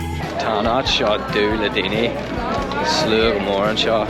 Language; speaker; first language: Irish; non-native, local second language; English